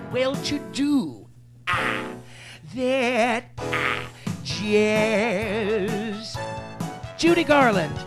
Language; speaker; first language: English; native; English